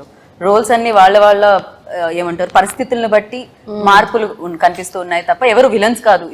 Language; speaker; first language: Telugu; native; Telugu